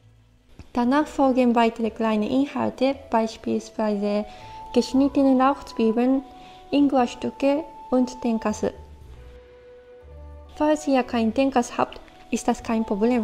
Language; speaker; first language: German; non-native, fluent; Japanese